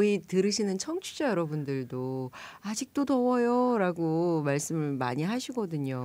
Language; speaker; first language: Korean; native; Korean